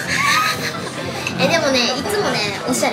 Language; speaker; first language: Japanese; native; Japanese